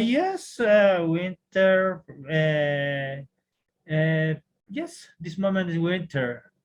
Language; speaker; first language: English; non-native, learner; Spanish